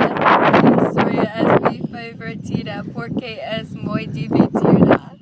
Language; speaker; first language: Spanish; non-native, learner; English